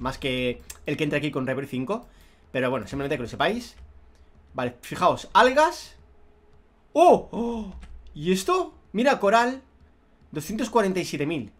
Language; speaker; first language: Spanish; native; Spanish